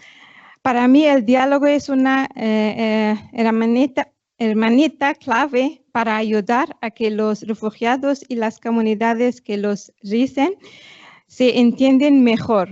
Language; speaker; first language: Spanish; non-native, fluent; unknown